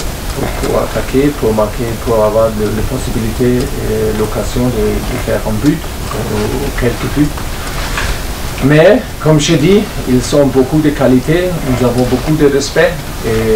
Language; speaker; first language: French; non-native, fluent; German